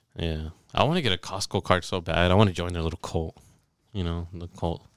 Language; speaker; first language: English; early bilingual, other home language; Spanish